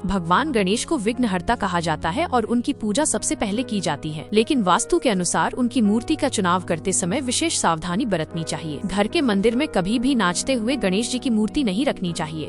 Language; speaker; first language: Hindi; native; Hindi